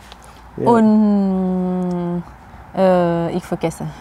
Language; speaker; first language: German; non-native, learner; Thai